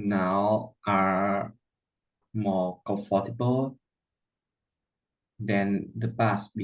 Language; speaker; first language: English; non-native, learner; Vietnamese